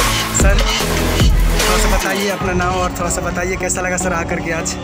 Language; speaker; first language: Hindi; non-native, local second language; Odia